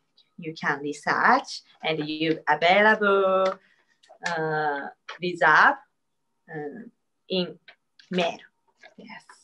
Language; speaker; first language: English; non-native, learner; Japanese